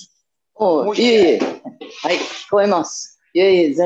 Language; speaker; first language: Japanese; non-native, fluent; English